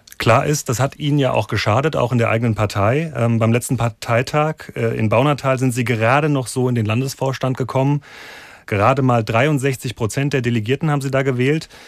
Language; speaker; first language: German; native; German